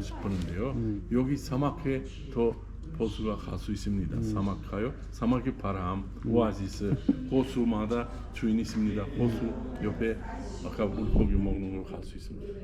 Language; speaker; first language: Korean; non-native, learner; Uzbek